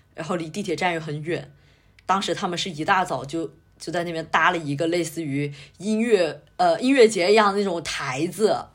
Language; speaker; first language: Chinese; native; Chinese